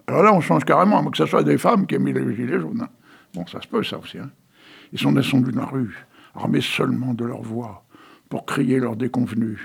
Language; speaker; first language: French; native; French